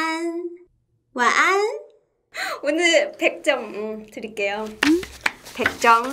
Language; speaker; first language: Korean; non-native, fluent; Chinese